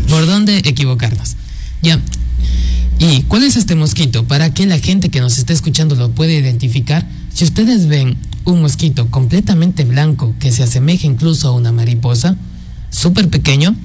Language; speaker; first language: Spanish; native; Spanish